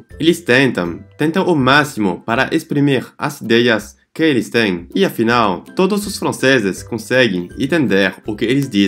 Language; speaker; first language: Portuguese; non-native, fluent; French